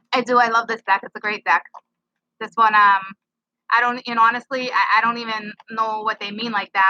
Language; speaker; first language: English; native; English